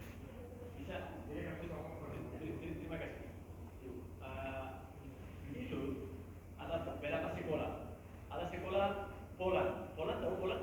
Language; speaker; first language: Indonesian; non-native, learner; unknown